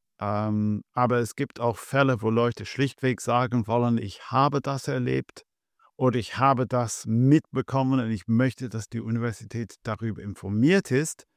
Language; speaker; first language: German; non-native, fluent; English